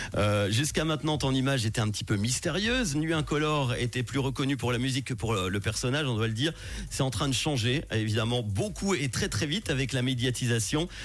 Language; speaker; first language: French; native; French